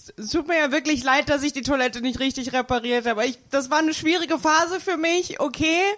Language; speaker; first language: German; native; German